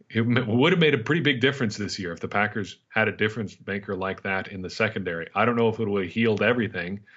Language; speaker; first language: English; native; English